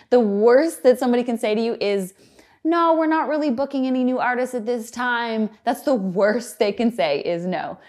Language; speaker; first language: English; native; English